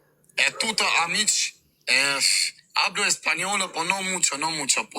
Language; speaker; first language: Spanish; non-native, learner; Albanian